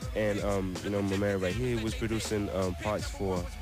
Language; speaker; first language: English; non-native, fluent; German